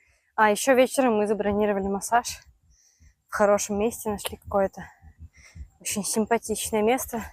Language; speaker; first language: Russian; native; Russian